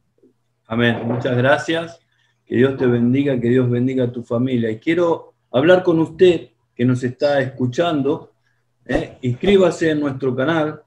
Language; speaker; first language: Spanish; non-native, fluent; Portuguese